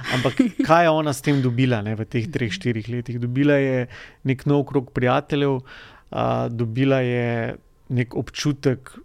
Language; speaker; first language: Slovenian; native; Slovenian